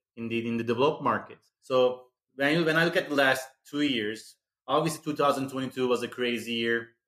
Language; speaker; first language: English; non-native, fluent; Turkish